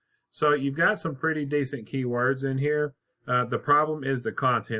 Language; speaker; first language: English; native; English